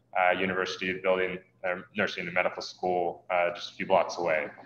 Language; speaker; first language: English; native; English